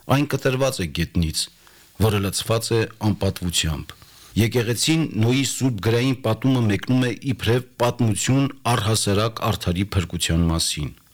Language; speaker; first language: Armenian; native; Armenian